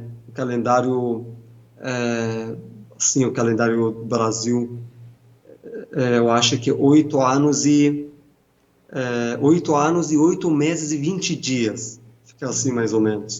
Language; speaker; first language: Portuguese; non-native, fluent; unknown